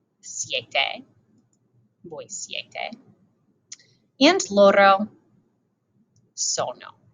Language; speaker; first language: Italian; non-native, fluent; English